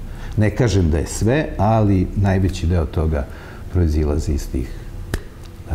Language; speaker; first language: Serbian; native; Serbian